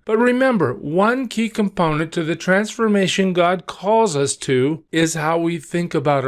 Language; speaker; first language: English; native; English